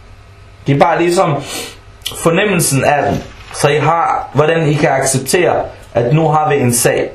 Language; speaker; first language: Danish; early bilingual, other home language; Arabic